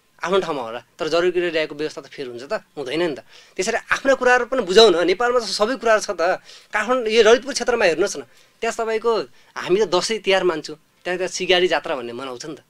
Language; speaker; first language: Nepali; native; Nepali